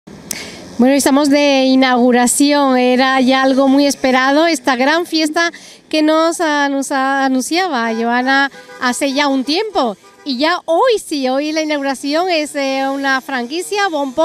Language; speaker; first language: Spanish; native; Spanish